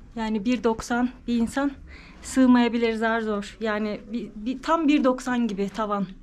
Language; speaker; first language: Turkish; native; Turkish